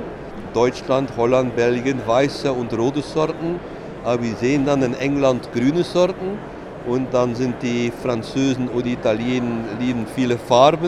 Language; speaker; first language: German; non-native, fluent; Dutch